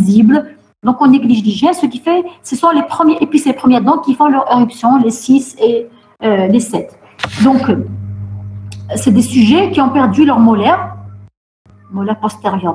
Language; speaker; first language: French; non-native, local second language; Arabic